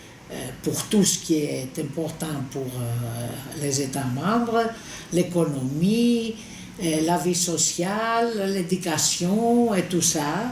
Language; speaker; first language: French; non-native, fluent; Greek